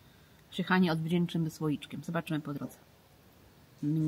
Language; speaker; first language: Polish; native; Polish